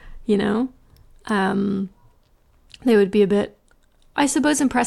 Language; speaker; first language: English; native; English